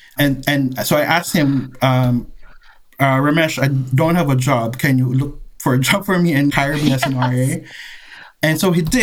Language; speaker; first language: English; non-native, local second language; Filipino